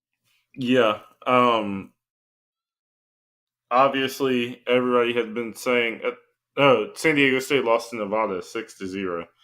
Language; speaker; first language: English; native; English